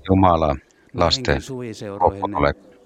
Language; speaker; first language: Finnish; non-native, learner; Estonian